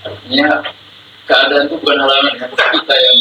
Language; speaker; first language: Indonesian; native; Indonesian